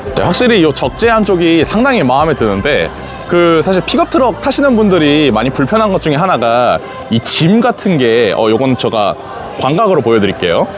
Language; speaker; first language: Korean; native; Korean